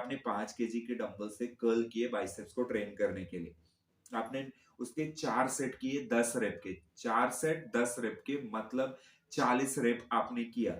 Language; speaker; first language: Hindi; native; Hindi